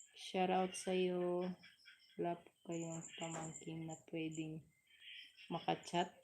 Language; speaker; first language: Filipino; non-native, local second language; Waray